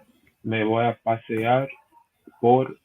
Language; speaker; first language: Spanish; non-native, learner; English